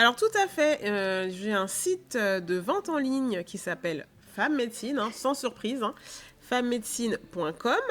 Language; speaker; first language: French; native; French